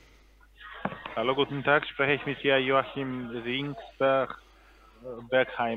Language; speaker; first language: German; non-native, learner; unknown